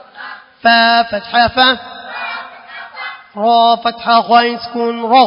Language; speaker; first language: Arabic; non-native, learner; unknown